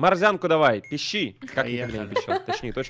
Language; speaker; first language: Russian; native; Russian